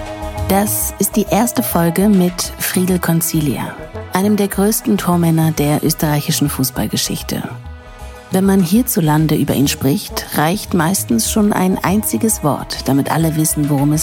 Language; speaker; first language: German; native; German